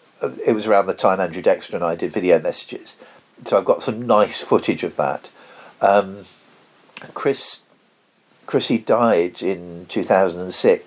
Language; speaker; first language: English; native; English